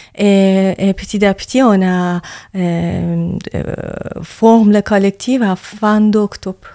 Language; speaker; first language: French; non-native, learner; Persian